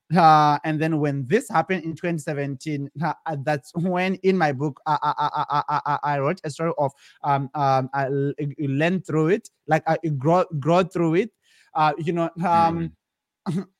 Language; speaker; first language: English; non-native, local second language; Shona